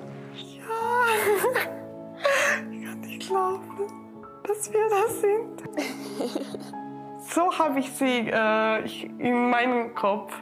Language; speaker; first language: German; early bilingual, other home language; Croatian